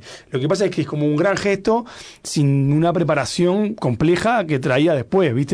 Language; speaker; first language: Spanish; native; Spanish